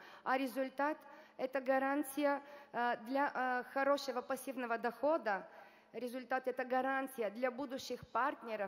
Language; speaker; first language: Russian; non-native, fluent; Italian